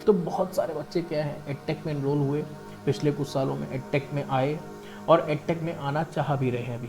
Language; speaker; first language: Hindi; native; Hindi